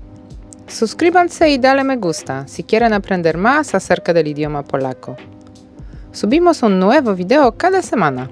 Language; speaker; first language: Spanish; non-native, fluent; Polish